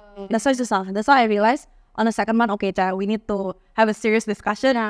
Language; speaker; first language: English; non-native, fluent; Indonesian